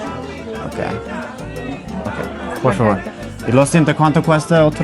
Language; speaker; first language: Spanish; non-native, learner; English